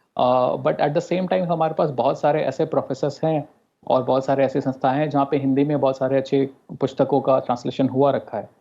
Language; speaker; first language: Hindi; non-native, local second language; Bhojpuri